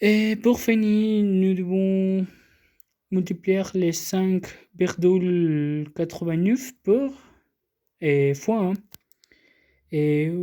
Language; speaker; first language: French; non-native, learner; Spanish